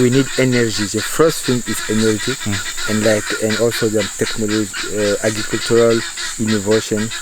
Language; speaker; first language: English; non-native, learner; Sango